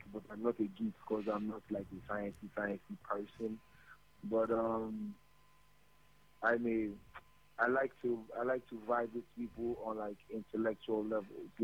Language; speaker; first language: English; non-native, local second language; Yoruba